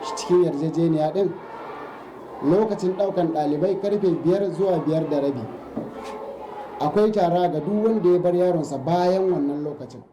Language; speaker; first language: Hausa; native; Hausa